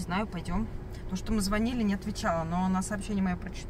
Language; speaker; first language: Russian; native; Russian